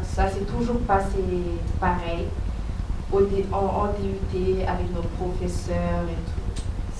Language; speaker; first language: French; non-native, local second language; Wolof